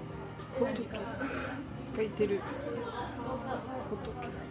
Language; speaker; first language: Japanese; non-native, learner; French